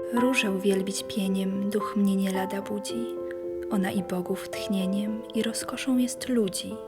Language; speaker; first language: Polish; native; Polish